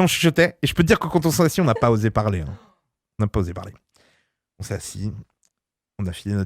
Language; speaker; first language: French; native; French